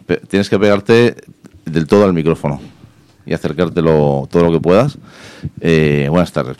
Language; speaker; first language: Spanish; native; Spanish